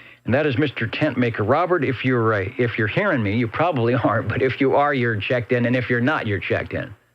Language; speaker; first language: English; native; English